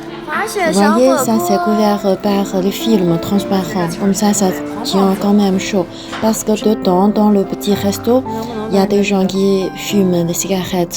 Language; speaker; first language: French; non-native, fluent; Chinese